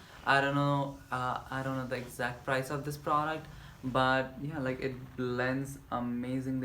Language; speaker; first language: English; non-native, local second language; Nepali